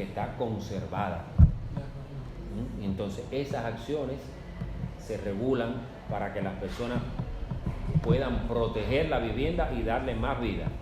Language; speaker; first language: Spanish; native; Spanish